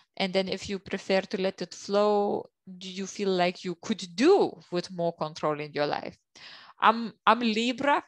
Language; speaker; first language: English; non-native, fluent; Lithuanian